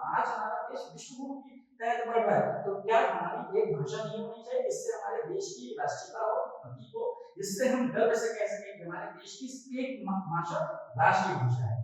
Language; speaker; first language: Hindi; native; Hindi